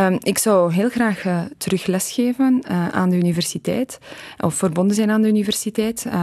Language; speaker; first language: Dutch; early bilingual, other home language; Polish